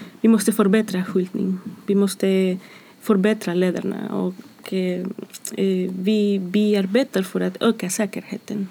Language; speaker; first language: Swedish; non-native, fluent; Spanish